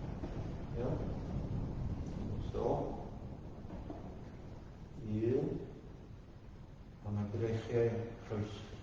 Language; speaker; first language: Welsh; non-native, fluent; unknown